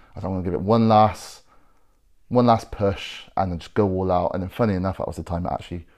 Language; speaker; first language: English; native; English